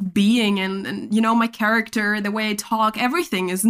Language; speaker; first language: English; non-native, fluent; Spanish